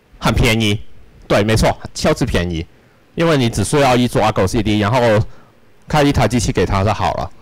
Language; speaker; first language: Chinese; non-native, local second language; Cantonese